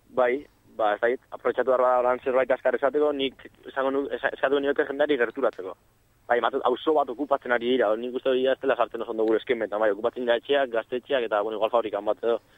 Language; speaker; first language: Basque; non-native, local second language; Spanish